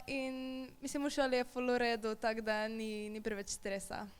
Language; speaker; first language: Slovenian; early bilingual, other home language; Serbian